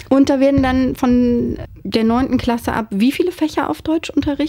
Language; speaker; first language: German; native; German